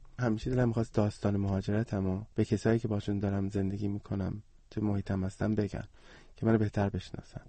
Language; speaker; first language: Persian; early bilingual, heritage; Persian